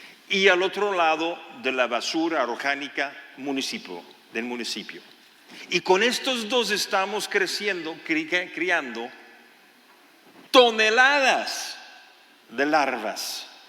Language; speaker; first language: Spanish; non-native, fluent; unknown